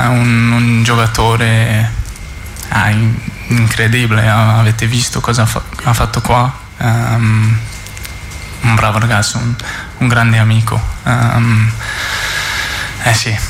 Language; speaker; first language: Italian; non-native, fluent; English